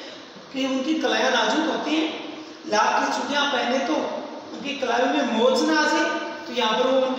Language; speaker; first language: Hindi; native; Hindi